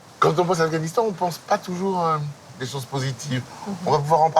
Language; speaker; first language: French; native; French